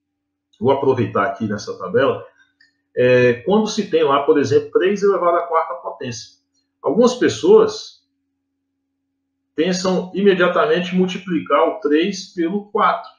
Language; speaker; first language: Portuguese; native; Portuguese